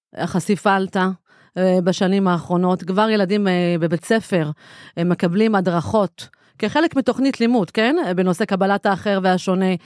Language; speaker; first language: Hebrew; native; Hebrew